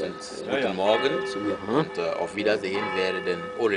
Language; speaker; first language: German; non-native, fluent; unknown